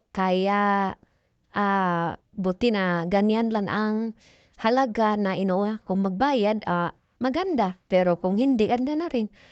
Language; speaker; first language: Filipino; non-native, local second language; Cebuano